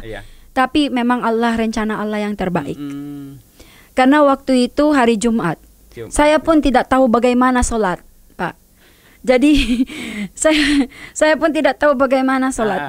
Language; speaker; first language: Indonesian; non-native, learner; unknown